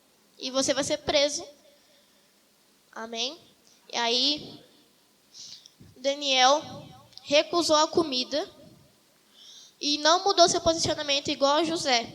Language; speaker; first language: Portuguese; native; Portuguese